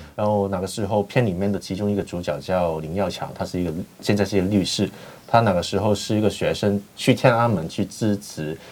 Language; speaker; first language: Chinese; non-native, fluent; Cantonese